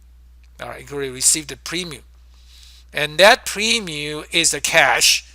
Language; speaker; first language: English; non-native, fluent; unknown